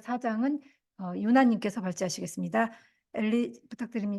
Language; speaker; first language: Korean; native; Korean